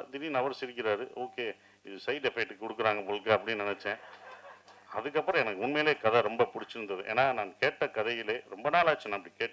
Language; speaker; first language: Tamil; native; Tamil